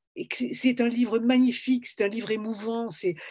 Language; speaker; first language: French; native; French